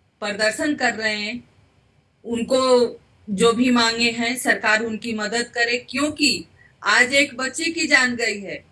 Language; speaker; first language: Hindi; native; Hindi